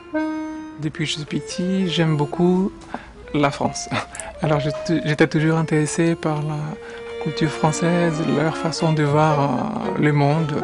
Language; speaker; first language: French; non-native, fluent; Portuguese